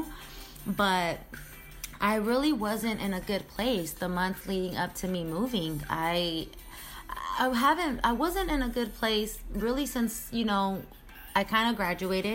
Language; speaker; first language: English; native; English